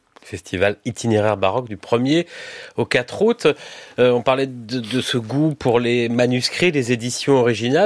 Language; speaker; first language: French; native; French